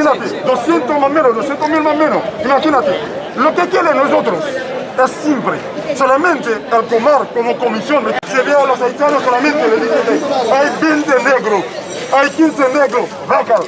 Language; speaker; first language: Spanish; non-native, learner; Haitian Creole